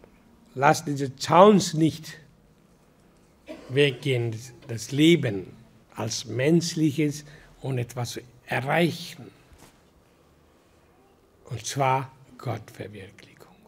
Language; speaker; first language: German; non-native, learner; Hindi